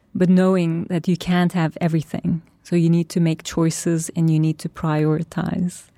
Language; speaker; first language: English; non-native, fluent; Turkish